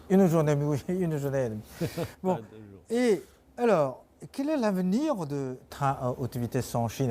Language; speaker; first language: French; non-native, fluent; Chinese